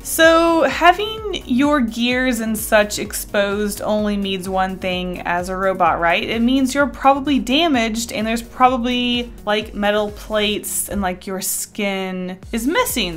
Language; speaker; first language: English; native; English